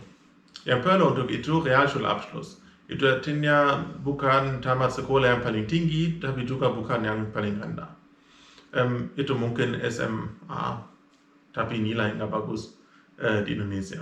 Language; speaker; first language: Indonesian; non-native, fluent; German